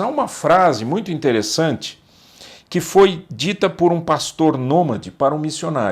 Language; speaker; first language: Portuguese; native; Portuguese